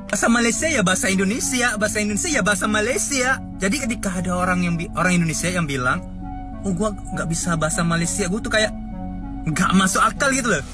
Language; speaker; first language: Indonesian; non-native, fluent; Thai